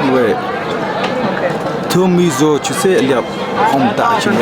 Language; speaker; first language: French; non-native, learner; Kurdish